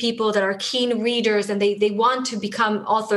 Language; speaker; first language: English; non-native, fluent; Hebrew